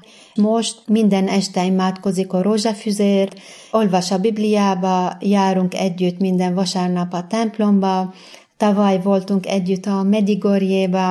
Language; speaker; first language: Hungarian; non-native, fluent; Arabic